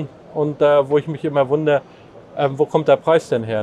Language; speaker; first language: German; native; German